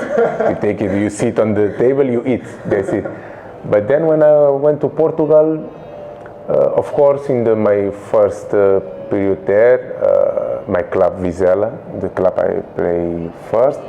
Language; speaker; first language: English; non-native, local second language; Kabuverdianu